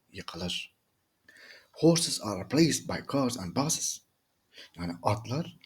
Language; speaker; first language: English; non-native, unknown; Turkish